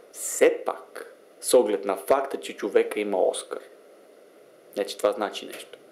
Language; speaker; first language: Bulgarian; native; Bulgarian